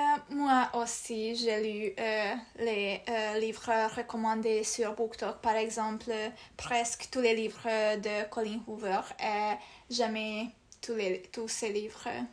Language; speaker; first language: French; non-native, learner; Hungarian